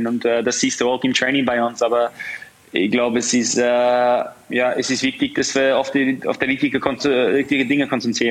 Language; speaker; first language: German; non-native, fluent; English